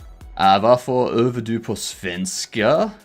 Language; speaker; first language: Swedish; non-native, learner; English